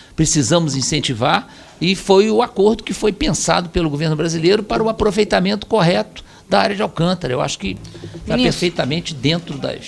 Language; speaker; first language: Portuguese; native; Portuguese